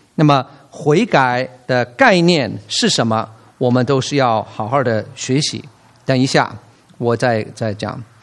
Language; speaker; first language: Chinese; non-native, fluent; English